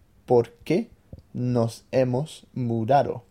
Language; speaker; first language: Spanish; non-native, fluent; English